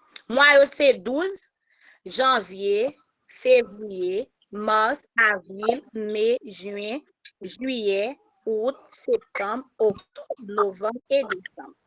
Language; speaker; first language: French; non-native, local second language; Haitian Creole